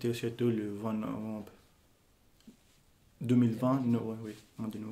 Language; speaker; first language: French; non-native, learner; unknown